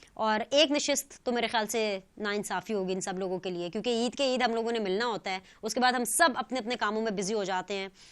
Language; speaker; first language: Urdu; native; Urdu